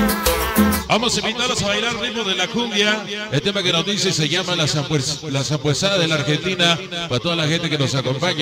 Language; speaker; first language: Spanish; native; Spanish